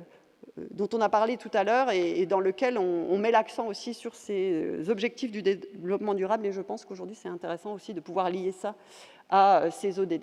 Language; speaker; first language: French; native; French